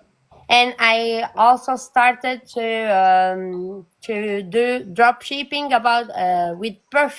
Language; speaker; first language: English; non-native, learner; Portuguese